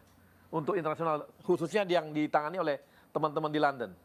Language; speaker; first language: Indonesian; native; Indonesian